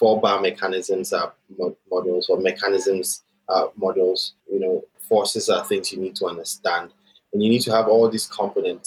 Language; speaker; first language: English; non-native, local second language; Akan